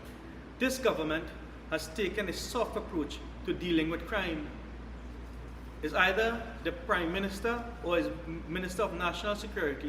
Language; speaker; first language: English; native; English